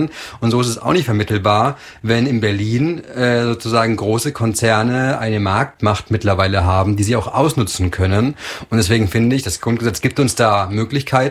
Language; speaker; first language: German; native; German